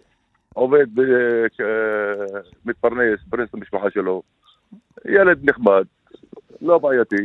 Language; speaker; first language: Hebrew; non-native, local second language; Arabic